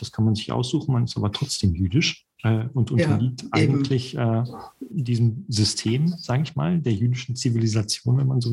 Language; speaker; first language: German; native; German